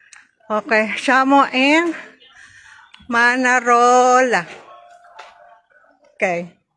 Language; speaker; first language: Italian; non-native, learner; Filipino